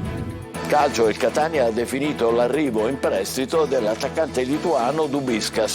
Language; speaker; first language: Italian; native; Italian